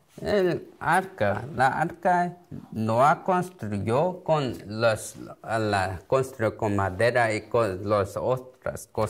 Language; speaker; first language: Spanish; non-native, learner; Korean